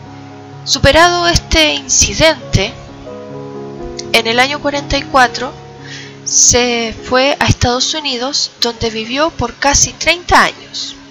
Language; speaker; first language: Spanish; native; Spanish